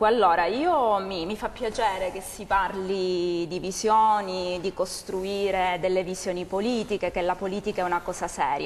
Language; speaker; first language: Italian; native; Italian